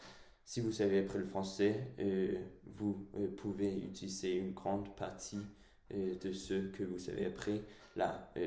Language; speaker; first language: French; non-native, fluent; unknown